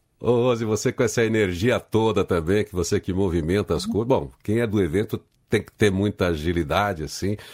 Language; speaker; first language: Portuguese; native; Portuguese